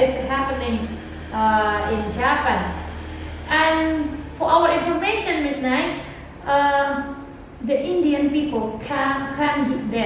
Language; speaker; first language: English; non-native, learner; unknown